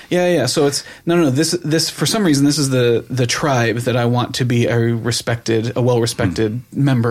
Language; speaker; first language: English; native; English